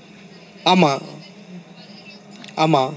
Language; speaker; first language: Tamil; native; Tamil